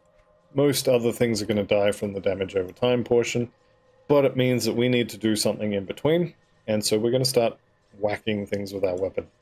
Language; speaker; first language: English; native; English